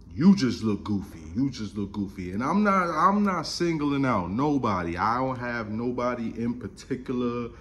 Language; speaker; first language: English; native; English